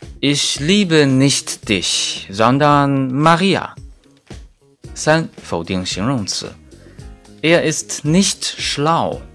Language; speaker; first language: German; non-native, fluent; Chinese